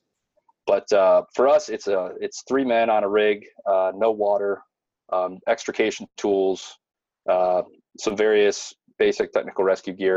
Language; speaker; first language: English; native; English